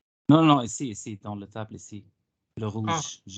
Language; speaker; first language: French; non-native, fluent; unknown